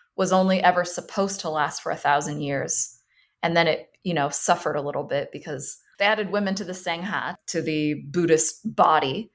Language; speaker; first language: English; early bilingual, other home language; Chinese